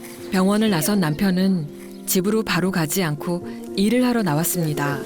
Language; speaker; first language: Korean; native; Korean